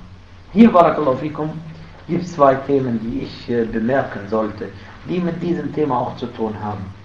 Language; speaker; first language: German; non-native, fluent; Arabic